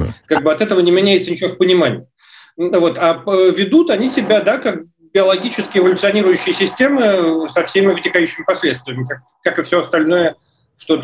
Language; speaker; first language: Russian; native; Russian